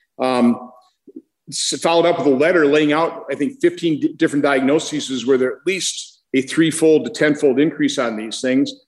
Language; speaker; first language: English; native; English